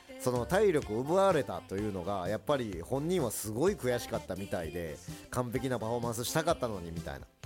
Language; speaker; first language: Japanese; early bilingual, other home language; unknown